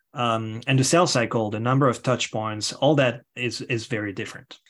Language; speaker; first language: English; non-native, fluent; French